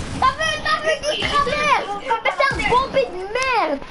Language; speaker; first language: French; native; French